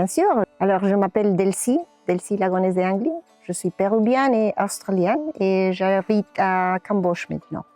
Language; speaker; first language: French; non-native, learner; Spanish